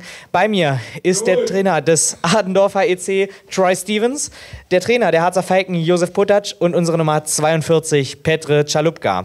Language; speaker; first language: German; native; German